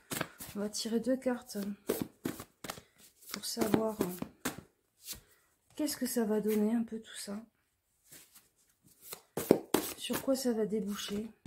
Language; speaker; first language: French; native; French